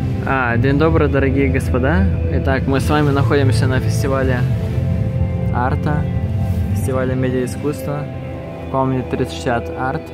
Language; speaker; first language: Russian; native; Russian